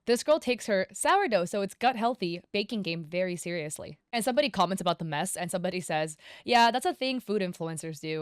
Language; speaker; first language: English; native; English